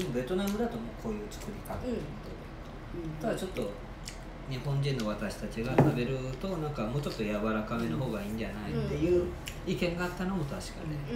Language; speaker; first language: Japanese; native; Japanese